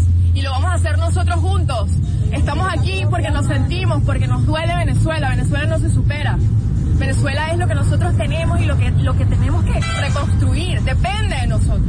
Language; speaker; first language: Spanish; native; Spanish